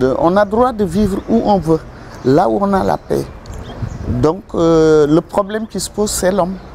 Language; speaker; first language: French; non-native, local second language; Wolof